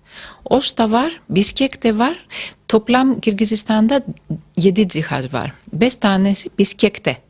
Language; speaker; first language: Turkish; non-native, fluent; Greek